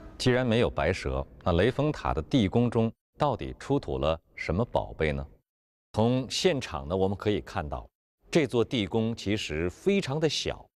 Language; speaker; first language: Chinese; native; Chinese